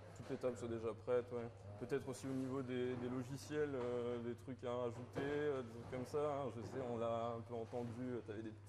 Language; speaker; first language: French; native; French